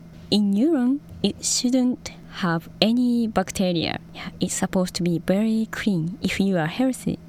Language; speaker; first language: English; non-native, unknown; Japanese